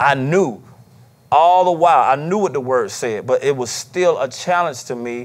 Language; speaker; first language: English; native; English